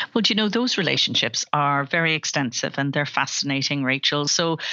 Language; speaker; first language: English; native; English